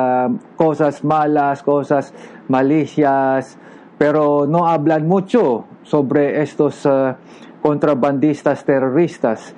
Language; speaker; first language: Spanish; non-native, learner; Filipino